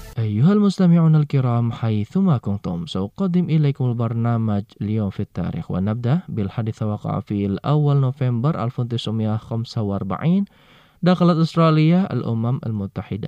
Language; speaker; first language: Arabic; non-native, fluent; Indonesian